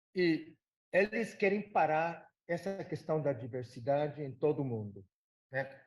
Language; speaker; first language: Portuguese; non-native, fluent; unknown